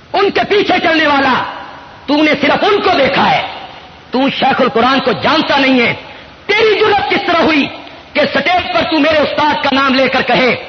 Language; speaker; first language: Urdu; non-native, local second language; Punjabi